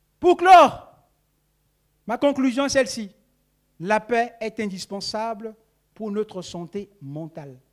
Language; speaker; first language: French; non-native, local second language; Sango